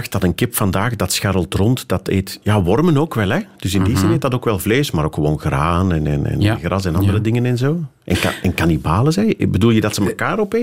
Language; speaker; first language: Dutch; native; Dutch